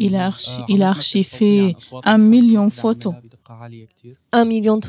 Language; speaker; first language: French; non-native, learner; Arabic